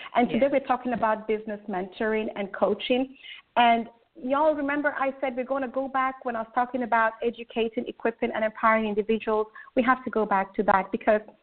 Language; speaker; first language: English; native; English